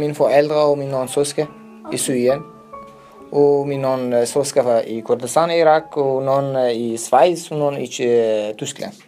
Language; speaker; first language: Danish; non-native, learner; Kurdish